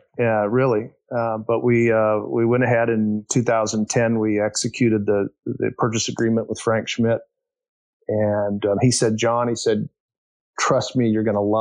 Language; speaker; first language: English; native; English